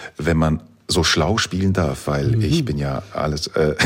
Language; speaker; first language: German; native; German